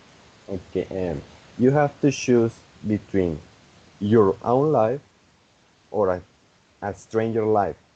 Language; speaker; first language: English; non-native, fluent; Spanish